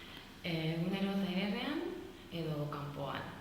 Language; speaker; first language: Basque; non-native, learner; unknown